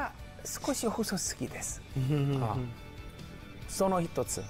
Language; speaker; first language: Japanese; non-native, learner; Korean